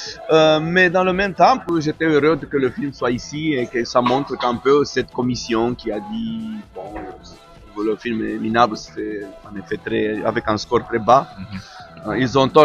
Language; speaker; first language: French; non-native, fluent; Romanian